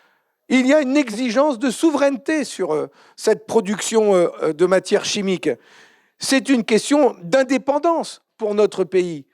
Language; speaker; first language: French; native; French